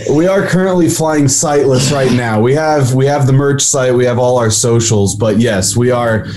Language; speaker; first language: English; native; English